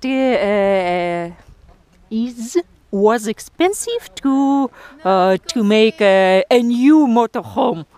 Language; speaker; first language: English; non-native, learner; Russian